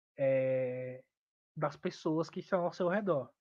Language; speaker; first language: Portuguese; native; Portuguese